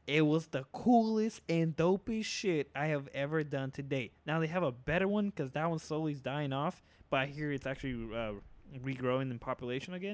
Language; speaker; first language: English; early bilingual, other home language; Spanish